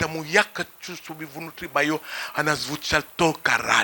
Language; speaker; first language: Russian; non-native, fluent; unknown